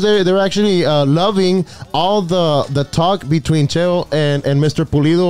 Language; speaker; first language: English; native; English